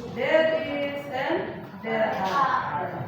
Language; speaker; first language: English; non-native, learner; Indonesian